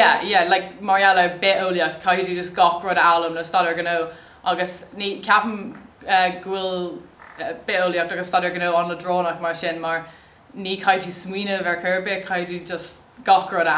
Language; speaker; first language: Irish; non-native, local second language; English